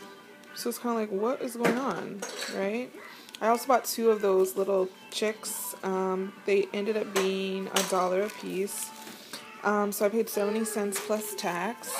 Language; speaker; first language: English; native; English